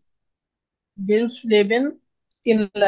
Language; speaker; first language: German; non-native, learner; Bangla